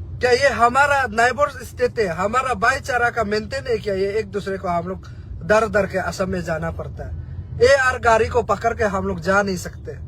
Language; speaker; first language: Hindi; non-native, local second language; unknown